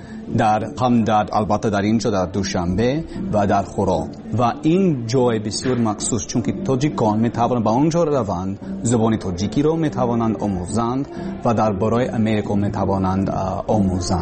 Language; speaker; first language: Persian; non-native, learner; English